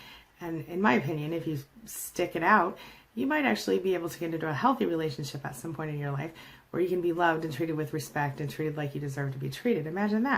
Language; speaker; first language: English; native; English